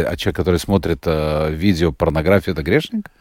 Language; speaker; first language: Russian; native; Russian